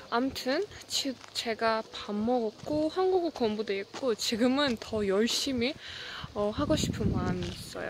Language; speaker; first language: Korean; non-native, learner; Azerbaijani